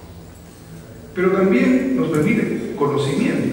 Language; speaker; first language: Spanish; native; Spanish